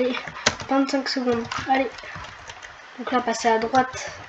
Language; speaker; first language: French; native; French